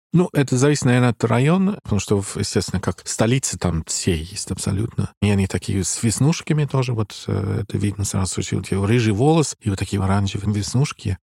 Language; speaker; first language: Russian; non-native, fluent; English